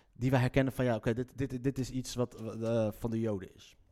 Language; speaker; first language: Dutch; native; Dutch